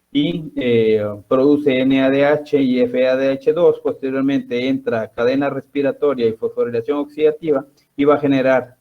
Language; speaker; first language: Spanish; native; Spanish